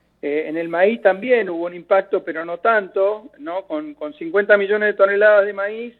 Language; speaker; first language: Spanish; native; Spanish